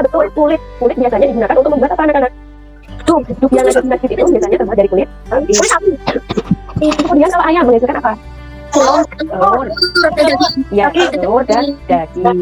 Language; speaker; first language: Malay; non-native, local second language; Javanese